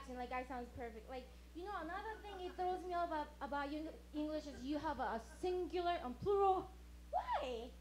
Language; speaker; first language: English; non-native, fluent; Japanese